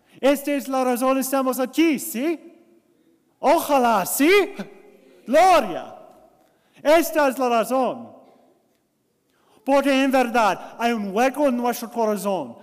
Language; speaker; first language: Spanish; non-native, learner; English